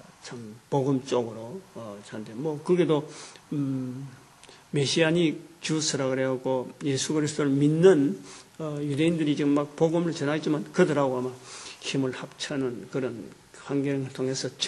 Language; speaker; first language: Korean; native; Korean